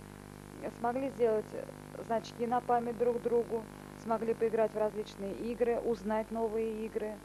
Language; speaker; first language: Russian; native; Russian